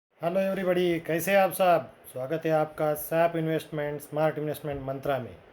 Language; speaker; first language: Hindi; non-native, local second language; Marathi